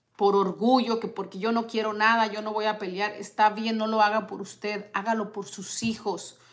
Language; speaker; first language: Spanish; native; Spanish